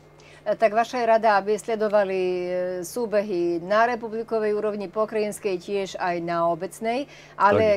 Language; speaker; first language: Slovak; native; Slovak